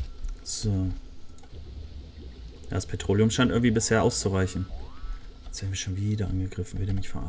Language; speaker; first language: German; native; German